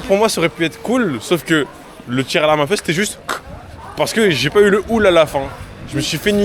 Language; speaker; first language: French; native; French